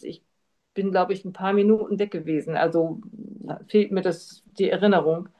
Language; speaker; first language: German; native; German